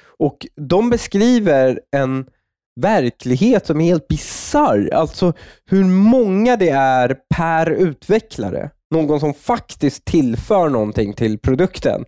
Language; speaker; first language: Swedish; native; Swedish